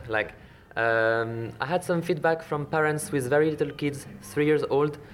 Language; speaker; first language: English; non-native, fluent; French